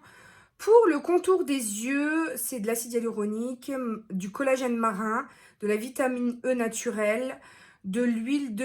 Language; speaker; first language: French; native; French